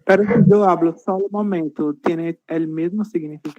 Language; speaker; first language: Spanish; non-native, learner; Portuguese